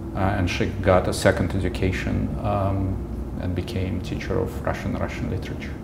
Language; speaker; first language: English; non-native, fluent; Russian